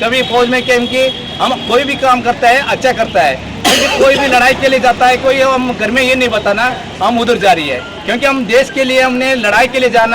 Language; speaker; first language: Hindi; non-native, local second language; Kannada